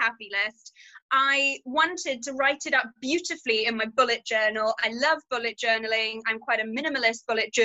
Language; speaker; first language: English; native; English